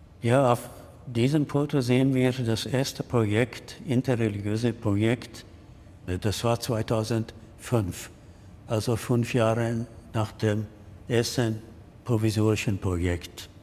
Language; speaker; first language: German; non-native, fluent; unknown